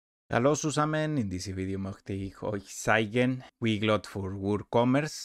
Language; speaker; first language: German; non-native, learner; Spanish